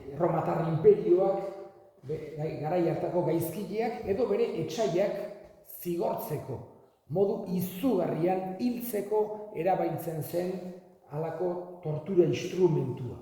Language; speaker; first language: Basque; native; Basque